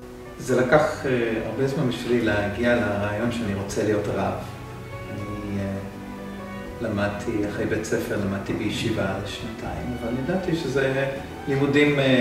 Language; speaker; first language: Hebrew; non-native, fluent; English